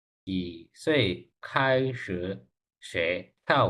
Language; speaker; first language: Chinese; non-native, learner; Indonesian